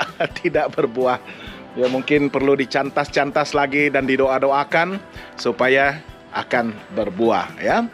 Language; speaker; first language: Malay; non-native, local second language; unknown